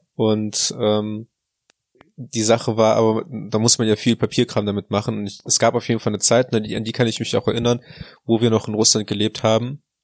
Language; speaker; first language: German; early bilingual, other home language; Russian